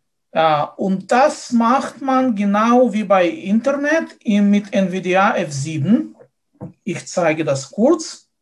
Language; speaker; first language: German; non-native, fluent; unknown